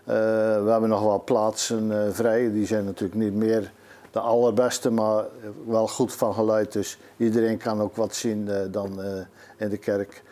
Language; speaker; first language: Dutch; native; Dutch